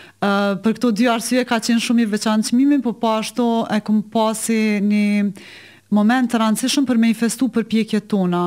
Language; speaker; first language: Albanian; native; Albanian